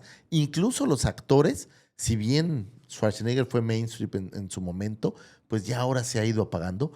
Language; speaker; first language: Spanish; native; Spanish